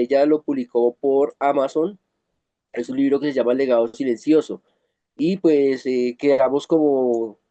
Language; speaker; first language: Spanish; native; Spanish